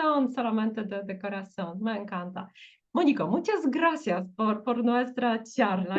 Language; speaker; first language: Spanish; non-native, fluent; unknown